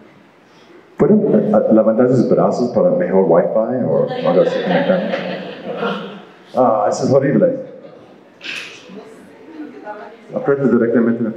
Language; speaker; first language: Spanish; non-native, fluent; English